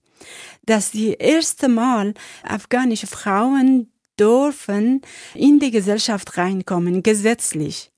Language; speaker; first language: German; non-native, learner; Persian